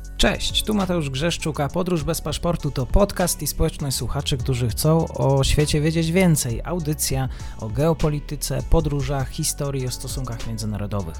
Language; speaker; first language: Polish; native; Polish